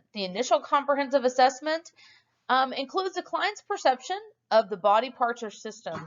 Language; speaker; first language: English; native; English